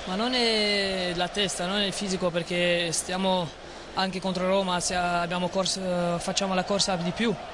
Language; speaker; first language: Italian; non-native, learner; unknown